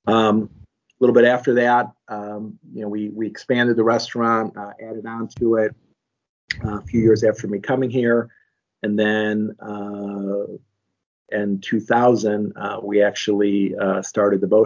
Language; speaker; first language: English; native; English